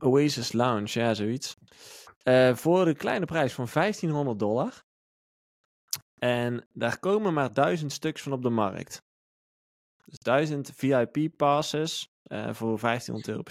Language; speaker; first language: Dutch; native; Dutch